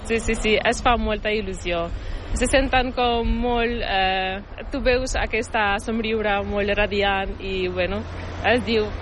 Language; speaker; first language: Catalan; non-native, fluent; Ukrainian